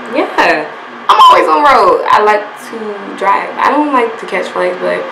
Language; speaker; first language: English; native; English